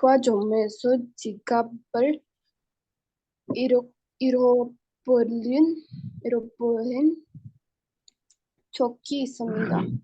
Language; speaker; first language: Korean; non-native, learner; Hindi